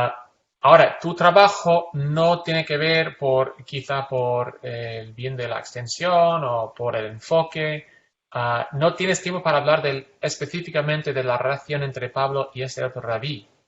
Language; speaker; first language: Spanish; non-native, fluent; English